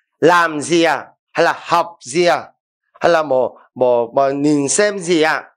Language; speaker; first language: Vietnamese; non-native, fluent; Korean